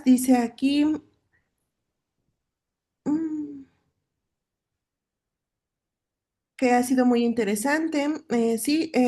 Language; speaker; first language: Spanish; native; Spanish